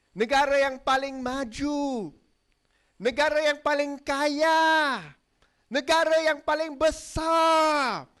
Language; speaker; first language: Malay; non-native, local second language; Chinese